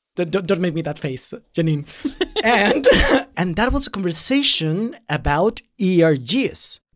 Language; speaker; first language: English; non-native, fluent; Spanish